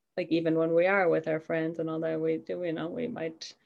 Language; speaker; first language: English; non-native, fluent; German